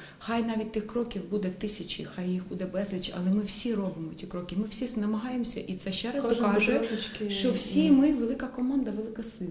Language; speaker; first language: Ukrainian; native; Ukrainian